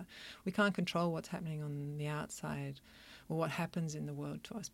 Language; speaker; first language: English; native; English